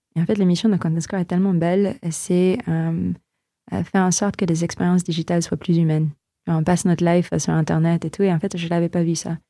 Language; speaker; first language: French; non-native, fluent; Filipino